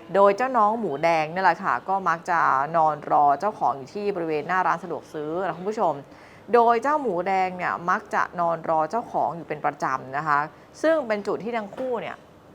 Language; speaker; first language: Thai; native; Thai